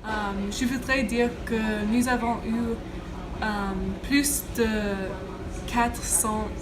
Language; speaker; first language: French; non-native, learner; English